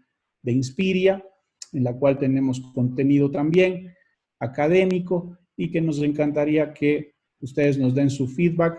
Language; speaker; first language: Spanish; native; Spanish